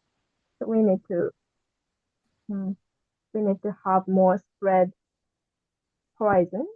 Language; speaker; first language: English; non-native, learner; Japanese